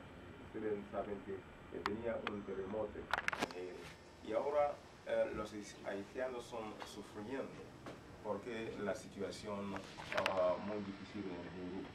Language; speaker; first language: Spanish; non-native, learner; Haitian Creole